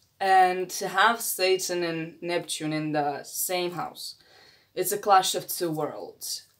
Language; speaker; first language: English; non-native, fluent; Romanian